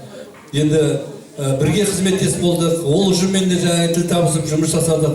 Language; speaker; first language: Kazakh; native; Kazakh